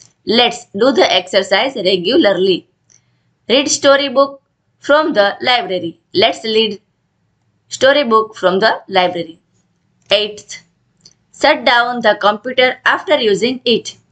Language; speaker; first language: English; non-native, local second language; Gujarati